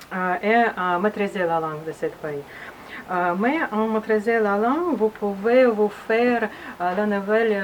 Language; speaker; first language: French; non-native, learner; Russian